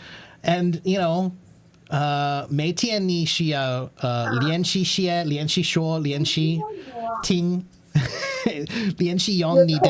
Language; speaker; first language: Chinese; non-native, learner; English